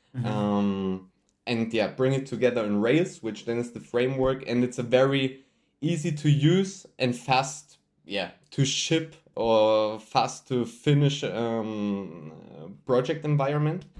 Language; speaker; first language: English; non-native, fluent; German